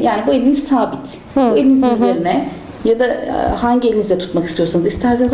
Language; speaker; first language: Turkish; native; Turkish